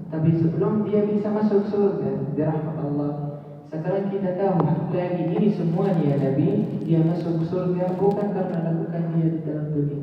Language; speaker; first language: Indonesian; non-native, fluent; Arabic